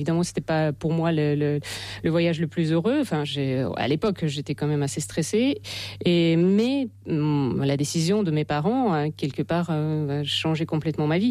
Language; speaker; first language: French; non-native, fluent; Russian